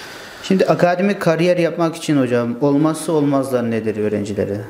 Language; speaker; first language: Turkish; non-native, fluent; Uyghur